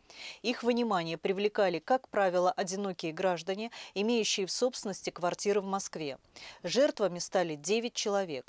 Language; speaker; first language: Russian; native; Russian